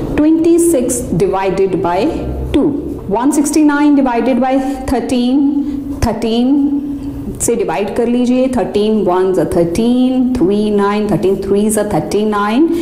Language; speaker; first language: Hindi; non-native, local second language; Punjabi